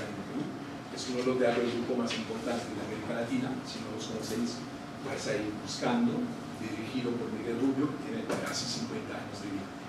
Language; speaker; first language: Spanish; non-native, fluent; Italian